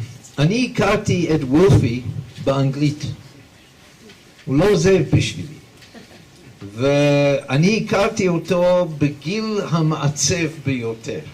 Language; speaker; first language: Hebrew; non-native, fluent; English